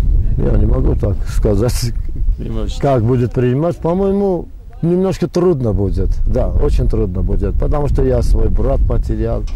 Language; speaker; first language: Russian; non-native, local second language; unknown